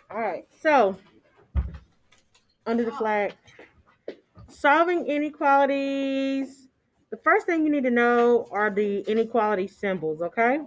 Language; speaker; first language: English; native; English